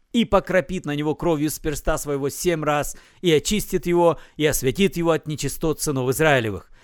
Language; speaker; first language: Russian; native; Russian